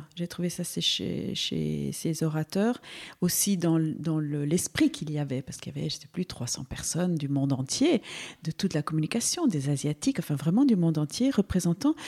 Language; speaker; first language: French; native; French